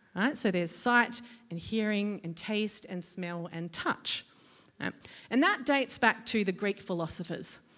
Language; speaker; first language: English; native; English